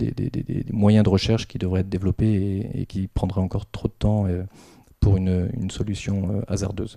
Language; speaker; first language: French; native; French